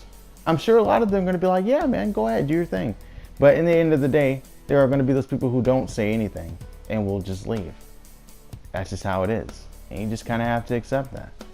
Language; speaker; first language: English; native; English